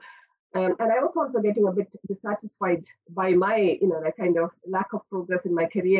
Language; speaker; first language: English; non-native, local second language; Malayalam